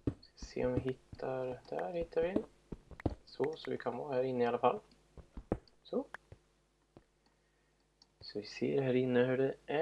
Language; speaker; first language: Swedish; native; Swedish